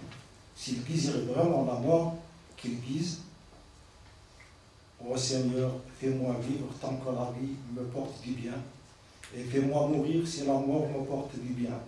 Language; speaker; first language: French; non-native, local second language; Arabic